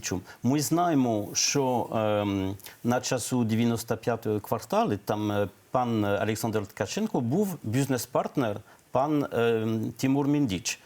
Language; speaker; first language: Ukrainian; non-native, learner; French